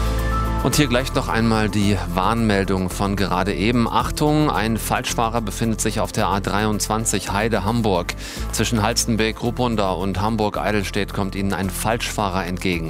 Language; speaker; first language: German; native; German